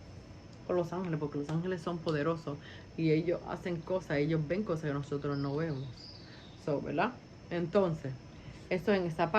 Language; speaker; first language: Spanish; early bilingual, heritage; Spanish